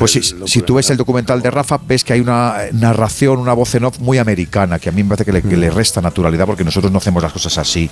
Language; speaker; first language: Spanish; native; Spanish